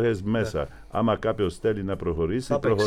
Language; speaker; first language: Greek; non-native, fluent; Polish